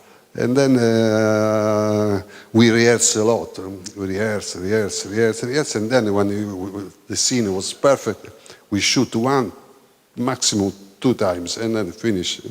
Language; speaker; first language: English; non-native, learner; Italian